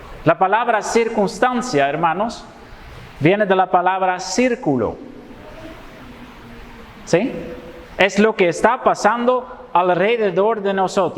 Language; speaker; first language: Spanish; non-native, fluent; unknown